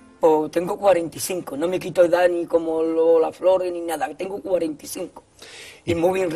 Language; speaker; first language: Spanish; native; Spanish